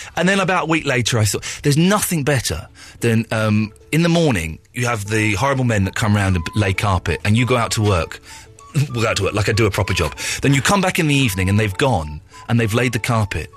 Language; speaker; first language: English; native; English